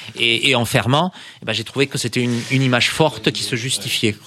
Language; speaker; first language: French; native; French